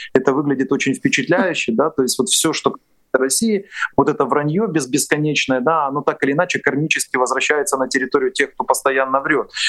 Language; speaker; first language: Russian; non-native, local second language; Ukrainian